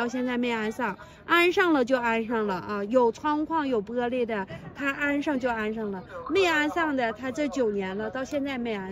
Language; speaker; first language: Chinese; native; Chinese